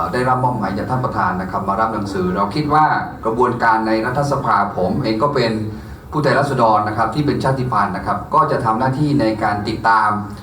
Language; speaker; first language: Thai; non-native, local second language; Karen languages